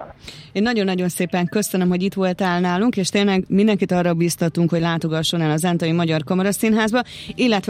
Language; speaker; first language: Hungarian; native; Hungarian